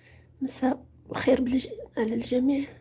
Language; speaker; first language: Arabic; native; Arabic